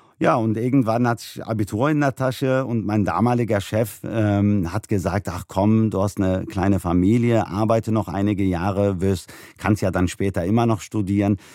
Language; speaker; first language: German; early bilingual, other home language; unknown